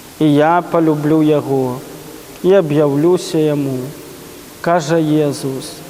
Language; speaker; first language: Belarusian; native; Belarusian